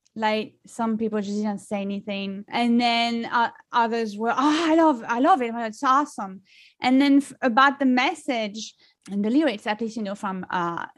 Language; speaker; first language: English; non-native, fluent; French